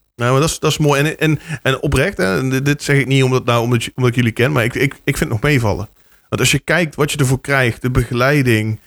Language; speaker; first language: Dutch; native; Dutch